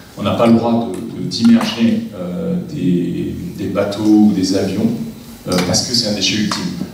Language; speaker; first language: French; native; French